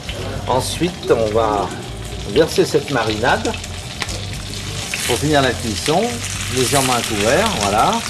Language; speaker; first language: French; native; French